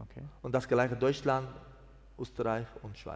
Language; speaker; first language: German; non-native, learner; Persian